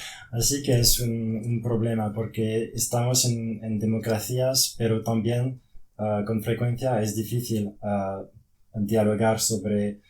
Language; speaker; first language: Spanish; non-native, fluent; French